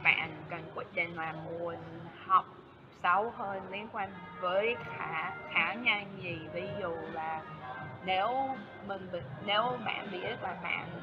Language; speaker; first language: Vietnamese; non-native, fluent; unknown